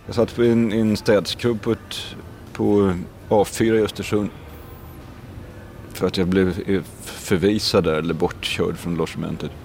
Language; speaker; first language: Swedish; native; Swedish